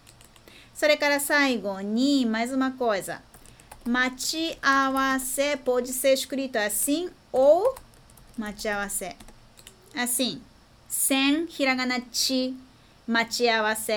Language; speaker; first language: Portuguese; non-native, fluent; Japanese